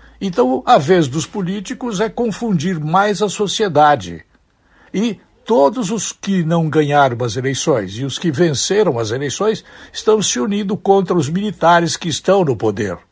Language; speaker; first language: Portuguese; native; Portuguese